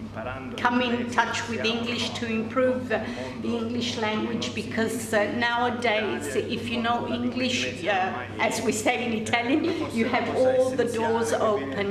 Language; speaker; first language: English; non-native, fluent; Italian